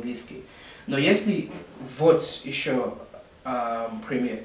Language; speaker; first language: Russian; non-native, learner; English